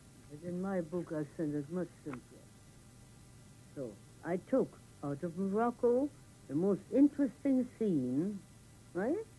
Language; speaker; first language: English; non-native, fluent; German